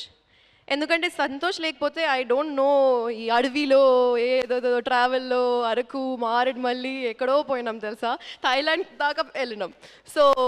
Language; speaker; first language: Telugu; non-native, local second language; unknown